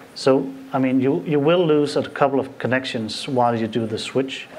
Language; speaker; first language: English; non-native, fluent; Danish